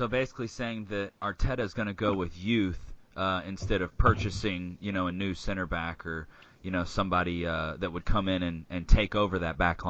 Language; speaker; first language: English; native; English